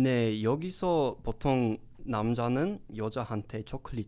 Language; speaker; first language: Korean; non-native, learner; English